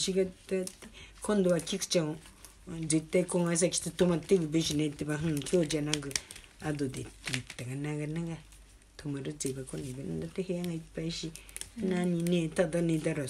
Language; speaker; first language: Japanese; native; Japanese